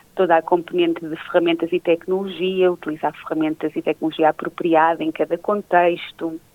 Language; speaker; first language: Portuguese; native; Portuguese